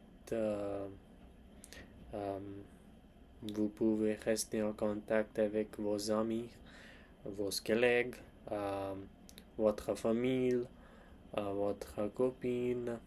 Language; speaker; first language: French; non-native, learner; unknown